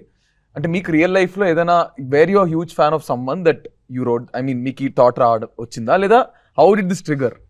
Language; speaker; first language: Telugu; native; Telugu